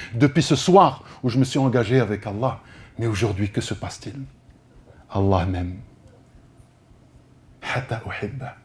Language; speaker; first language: French; native; French